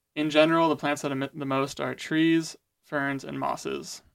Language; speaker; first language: English; native; English